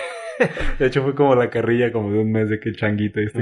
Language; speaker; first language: Spanish; native; Spanish